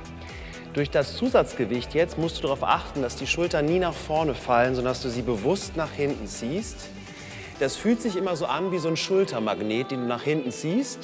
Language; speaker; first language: German; native; German